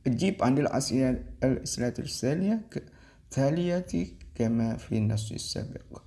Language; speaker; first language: Arabic; non-native, learner; Indonesian